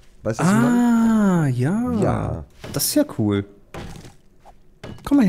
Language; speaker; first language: German; native; German